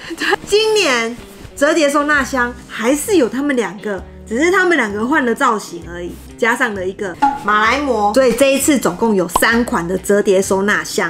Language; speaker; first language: Chinese; native; Chinese